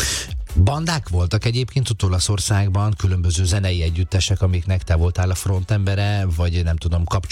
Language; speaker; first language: Hungarian; native; Hungarian